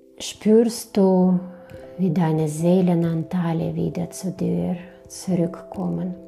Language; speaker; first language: German; non-native, fluent; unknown